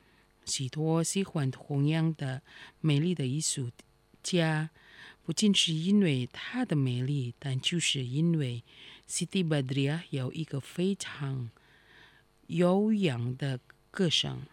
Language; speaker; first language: Chinese; non-native, fluent; Indonesian